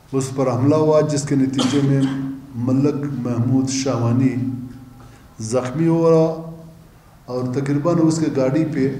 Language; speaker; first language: Urdu; non-native, local second language; Baluchi